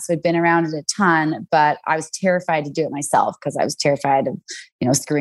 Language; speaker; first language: English; native; English